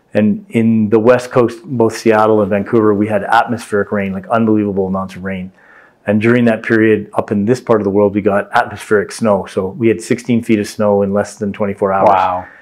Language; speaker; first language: English; native; English